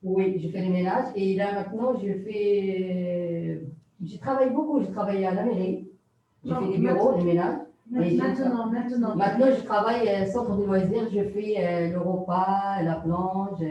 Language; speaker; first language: French; non-native, learner; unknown